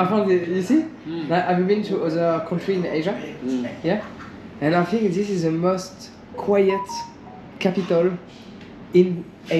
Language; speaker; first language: English; non-native, learner; French